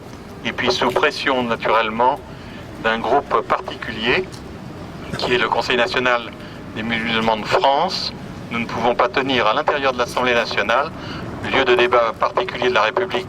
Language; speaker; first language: French; native; French